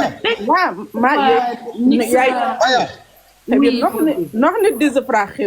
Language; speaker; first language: Dutch; non-native, learner; Wolof